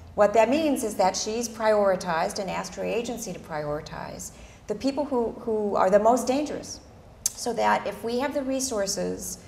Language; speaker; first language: English; early bilingual, other home language; Spanish